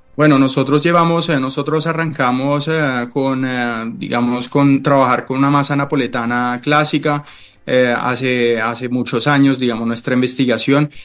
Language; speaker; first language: Spanish; non-native, fluent; Italian